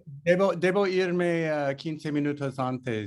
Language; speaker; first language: Spanish; non-native, learner; English